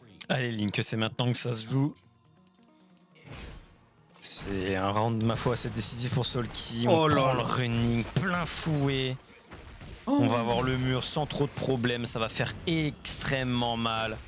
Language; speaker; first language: French; native; French